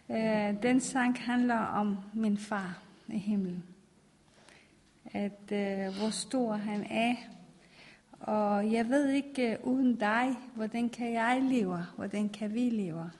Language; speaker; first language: Danish; non-native, learner; Persian